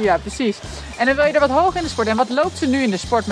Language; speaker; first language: Dutch; native; Dutch